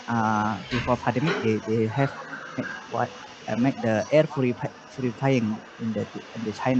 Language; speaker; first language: English; non-native, learner; Indonesian